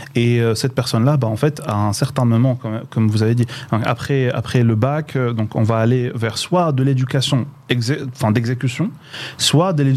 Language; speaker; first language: French; non-native, local second language; Arabic